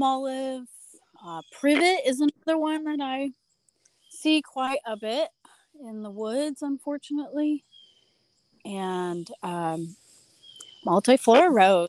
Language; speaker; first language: English; native; English